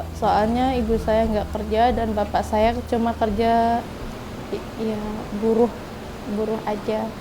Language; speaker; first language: Indonesian; native; Indonesian